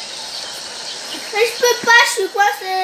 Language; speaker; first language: French; native; French